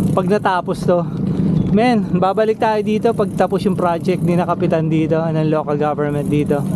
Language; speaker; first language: Filipino; non-native, local second language; Pampanga